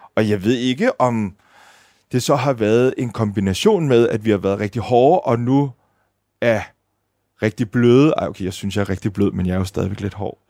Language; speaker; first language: Danish; early bilingual, other home language; Indonesian